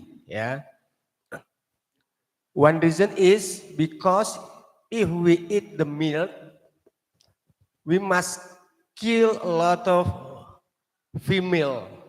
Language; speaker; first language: English; non-native, learner; Indonesian